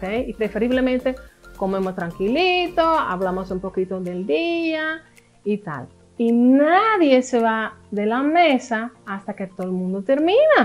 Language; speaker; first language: Spanish; non-native, fluent; Dutch